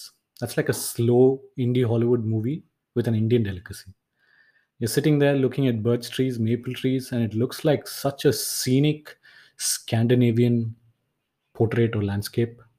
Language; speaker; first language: English; non-native, local second language; Tamil